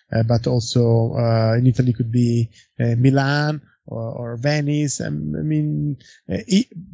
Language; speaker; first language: English; non-native, fluent; Italian